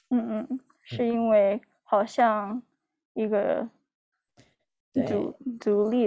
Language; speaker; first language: Chinese; non-native, learner; English